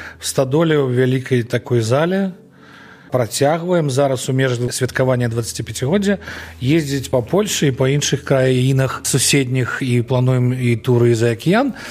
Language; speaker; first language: Belarusian; non-native, local second language; Russian